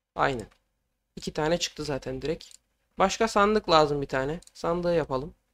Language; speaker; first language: Turkish; native; Turkish